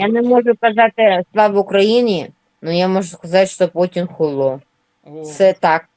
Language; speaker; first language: Ukrainian; non-native, local second language; Russian